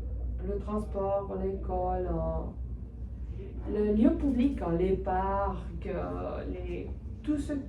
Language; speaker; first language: French; non-native, fluent; Spanish